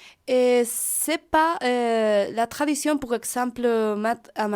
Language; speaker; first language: French; non-native, learner; Spanish